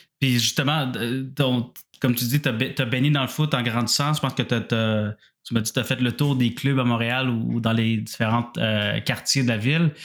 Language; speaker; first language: French; native; French